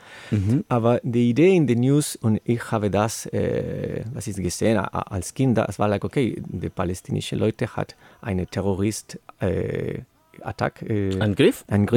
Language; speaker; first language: German; non-native, learner; Spanish